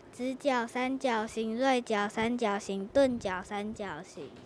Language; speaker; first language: Chinese; native; Chinese